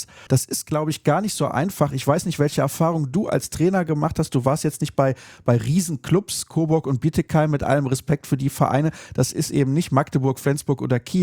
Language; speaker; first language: German; native; German